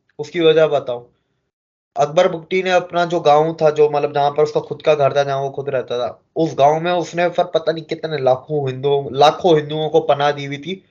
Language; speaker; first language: Hindi; native; Hindi